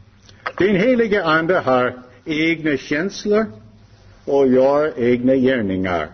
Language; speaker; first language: Swedish; non-native, learner; English